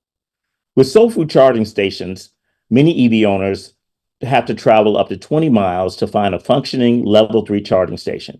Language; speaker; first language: English; native; English